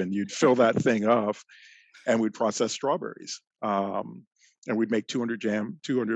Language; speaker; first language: English; native; English